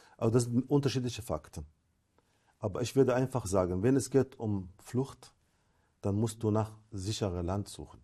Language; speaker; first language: German; non-native, fluent; Arabic